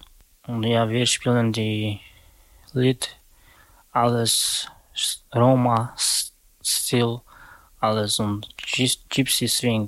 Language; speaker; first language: German; non-native, learner; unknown